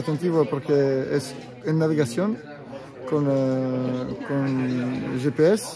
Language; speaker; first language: Spanish; non-native, learner; Italian